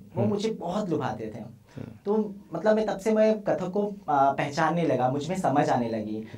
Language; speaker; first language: Hindi; native; Hindi